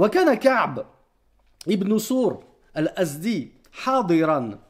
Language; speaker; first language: Arabic; non-native, fluent; French